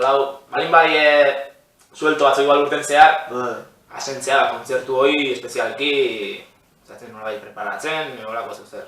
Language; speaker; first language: Basque; native; Basque